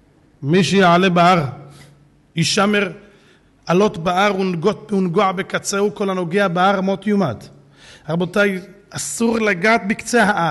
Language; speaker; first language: Hebrew; native; Hebrew